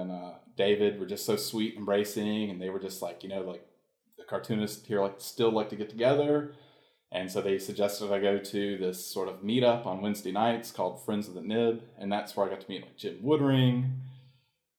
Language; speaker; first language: English; native; English